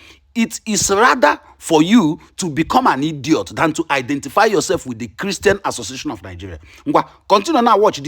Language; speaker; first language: Nigerian Pidgin; non-native, local second language; Igbo